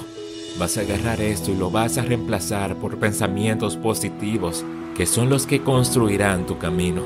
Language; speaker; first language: Spanish; native; Spanish